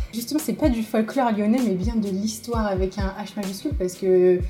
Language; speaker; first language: French; native; French